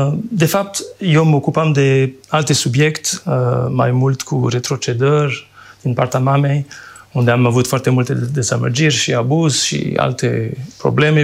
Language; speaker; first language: Romanian; non-native, fluent; French